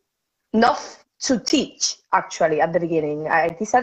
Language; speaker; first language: English; non-native, fluent; Spanish